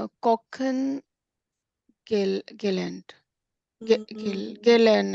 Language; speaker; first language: German; non-native, learner; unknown